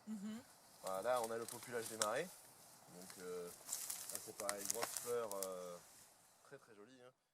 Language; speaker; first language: French; native; French